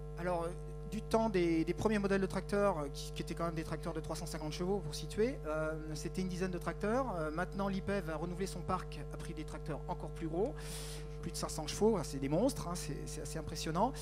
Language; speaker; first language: French; native; French